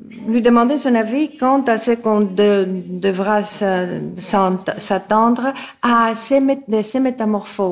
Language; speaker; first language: French; non-native, fluent; Greek